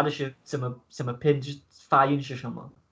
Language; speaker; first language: Chinese; non-native, learner; English